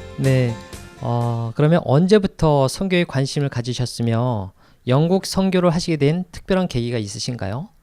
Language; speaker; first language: Korean; native; Korean